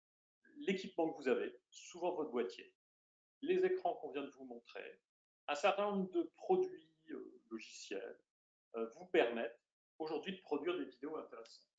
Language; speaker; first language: French; native; French